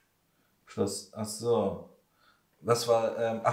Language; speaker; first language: German; native; German